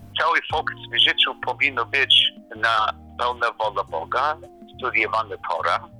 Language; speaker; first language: Polish; non-native, learner; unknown